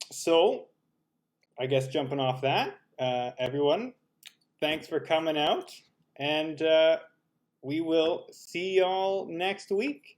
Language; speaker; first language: English; native; English